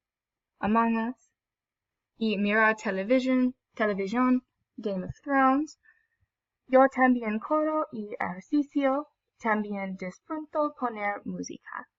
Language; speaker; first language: Spanish; non-native, learner; English